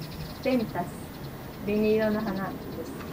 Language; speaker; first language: Japanese; native; Japanese